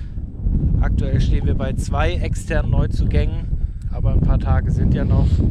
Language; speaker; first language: German; native; German